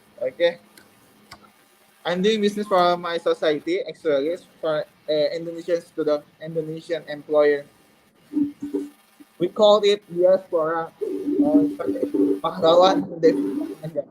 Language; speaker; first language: English; non-native, learner; Indonesian